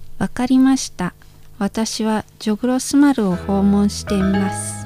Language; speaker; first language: Japanese; non-native, fluent; Indonesian